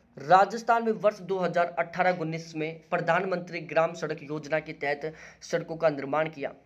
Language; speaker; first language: Hindi; native; Hindi